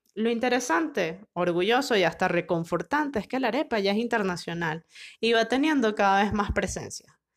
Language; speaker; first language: Spanish; native; Spanish